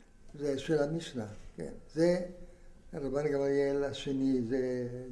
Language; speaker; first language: Hebrew; non-native, fluent; Italian